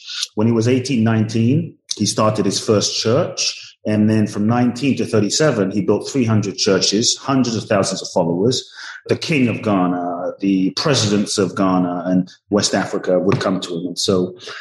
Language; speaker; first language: English; native; English